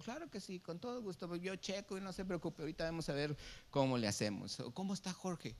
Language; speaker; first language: Spanish; native; Spanish